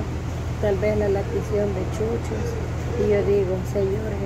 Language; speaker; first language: Spanish; native; Spanish